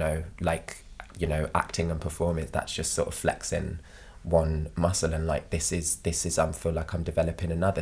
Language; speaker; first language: English; native; English